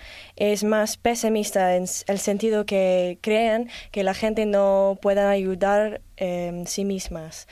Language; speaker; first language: Spanish; non-native, learner; English